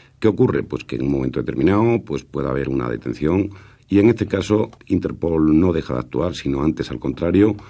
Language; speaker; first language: Spanish; native; Spanish